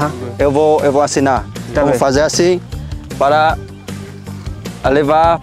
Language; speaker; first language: Portuguese; non-native, learner; Vietnamese